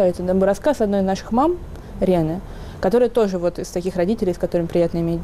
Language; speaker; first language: Russian; native; Russian